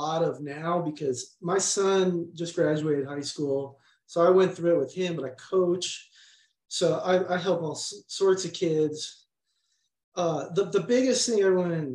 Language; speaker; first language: English; native; English